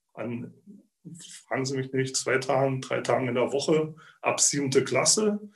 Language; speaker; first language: German; native; German